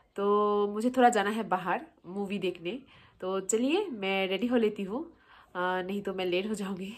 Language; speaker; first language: Hindi; non-native, local second language; Bangla